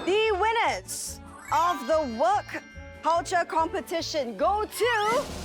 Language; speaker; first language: English; native; English